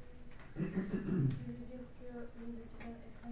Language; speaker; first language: French; non-native, learner; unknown